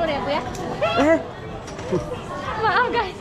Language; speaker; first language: Indonesian; non-native, learner; English